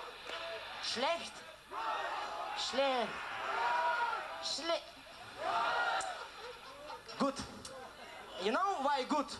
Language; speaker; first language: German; non-native, learner; Russian